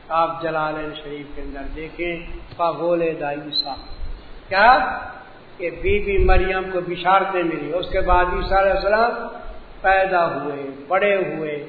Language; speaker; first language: Urdu; native; Urdu